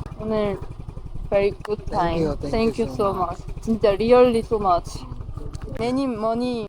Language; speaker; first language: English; non-native, learner; Korean